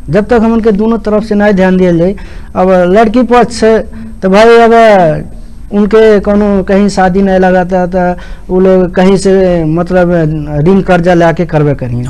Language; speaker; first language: Bhojpuri; non-native, local second language; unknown